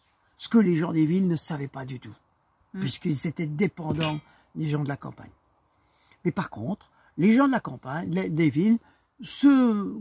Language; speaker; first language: French; native; French